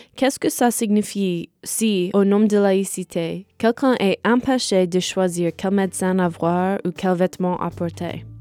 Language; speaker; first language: French; non-native, fluent; English